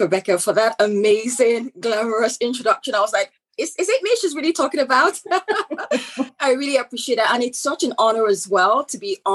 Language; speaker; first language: English; non-native, local second language; Yoruba